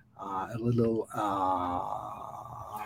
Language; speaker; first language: English; non-native, local second language; French